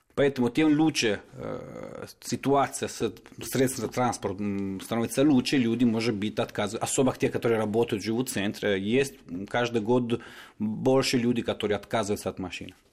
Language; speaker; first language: Russian; non-native, fluent; Italian